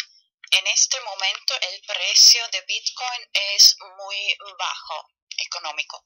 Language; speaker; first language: Spanish; non-native, fluent; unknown